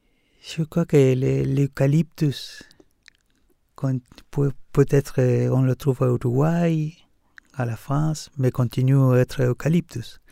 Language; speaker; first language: French; non-native, fluent; Spanish